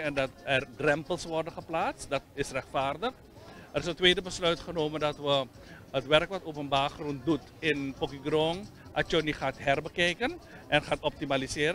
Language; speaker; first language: Dutch; native; Dutch